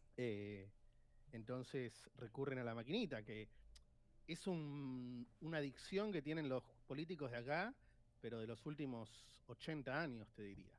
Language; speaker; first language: Spanish; native; Spanish